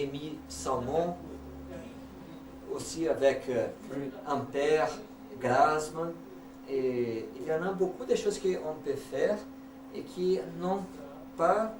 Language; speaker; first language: French; non-native, learner; Portuguese